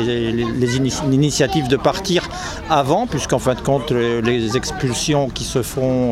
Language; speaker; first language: French; native; French